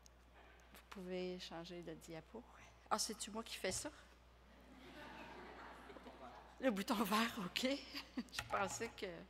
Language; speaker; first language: French; native; French